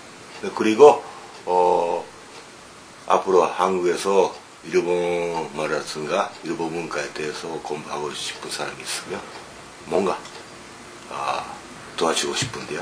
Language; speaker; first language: Korean; early bilingual, heritage; Korean